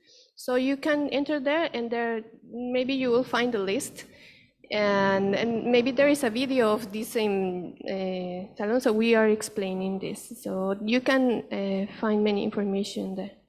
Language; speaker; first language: English; non-native, fluent; Spanish